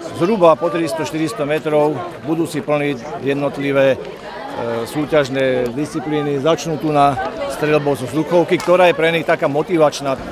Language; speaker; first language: Slovak; native; Slovak